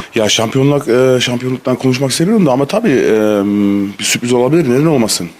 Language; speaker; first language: Turkish; early bilingual, heritage; Turkish